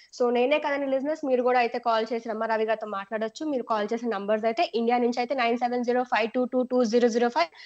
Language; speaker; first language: Telugu; native; Telugu